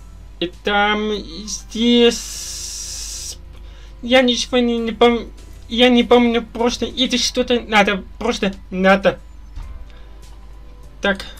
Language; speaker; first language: Russian; non-native, learner; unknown